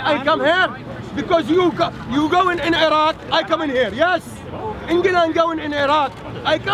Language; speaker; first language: English; non-native, learner; Arabic